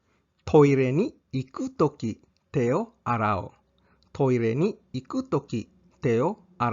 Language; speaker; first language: Japanese; non-native, fluent; English